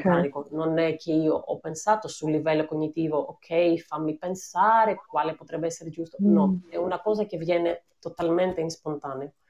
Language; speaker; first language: Italian; non-native, fluent; Greek